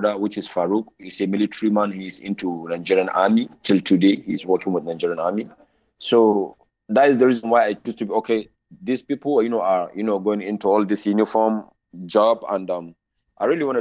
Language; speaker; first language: English; non-native, local second language; Hausa